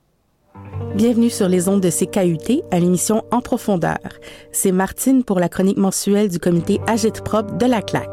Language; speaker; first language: French; native; French